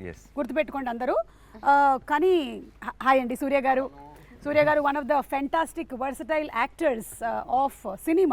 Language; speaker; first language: Telugu; native; Telugu